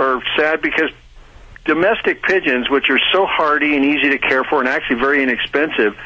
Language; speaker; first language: English; native; English